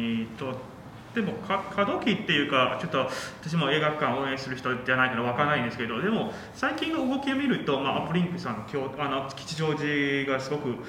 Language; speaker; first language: Japanese; non-native, fluent; Chinese